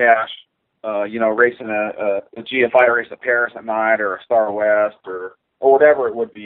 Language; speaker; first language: English; native; English